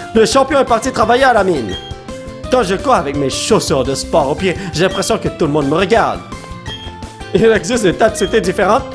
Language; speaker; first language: French; native; French